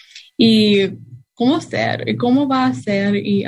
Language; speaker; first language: Spanish; non-native, learner; English